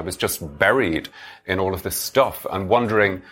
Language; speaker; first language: English; native; English